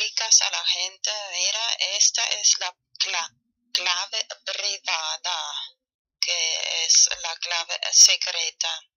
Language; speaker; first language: Spanish; non-native, learner; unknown